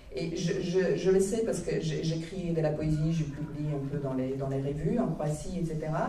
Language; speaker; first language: French; non-native, fluent; Croatian